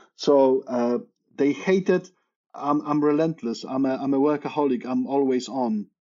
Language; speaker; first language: English; non-native, fluent; Polish